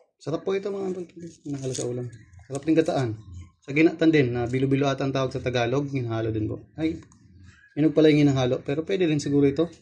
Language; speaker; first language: Filipino; non-native, local second language; Bikol